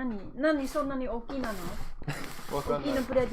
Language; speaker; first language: Japanese; non-native, learner; Vietnamese